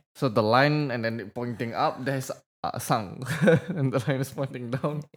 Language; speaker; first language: English; non-native, fluent; Indonesian